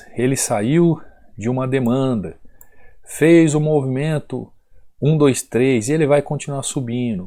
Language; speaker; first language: Portuguese; native; Portuguese